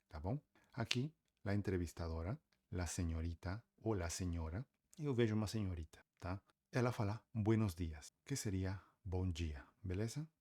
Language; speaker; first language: Portuguese; native; Portuguese